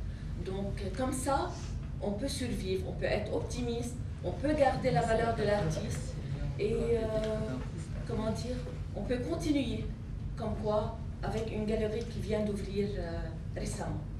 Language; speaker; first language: French; non-native, local second language; Arabic